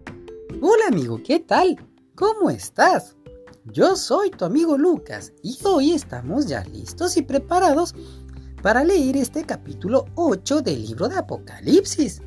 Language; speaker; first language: Spanish; native; Spanish